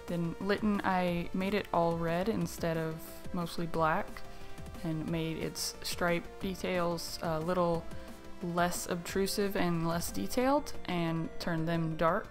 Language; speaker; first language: English; native; English